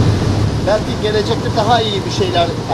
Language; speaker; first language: Turkish; non-native, learner; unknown